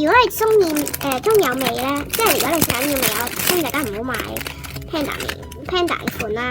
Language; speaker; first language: Cantonese; native; Cantonese